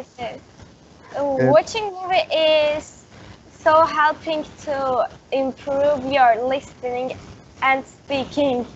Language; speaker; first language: English; non-native, learner; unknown